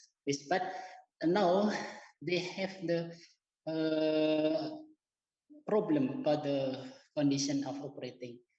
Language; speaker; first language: English; non-native, learner; Indonesian